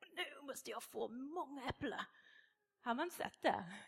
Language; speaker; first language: Swedish; non-native, fluent; English